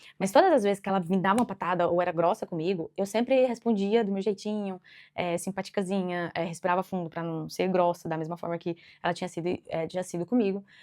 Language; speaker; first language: Portuguese; native; Portuguese